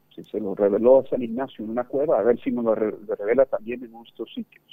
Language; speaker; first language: Spanish; early bilingual, heritage; Spanish